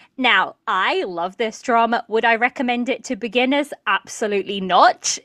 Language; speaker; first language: English; early bilingual, other home language; Portuguese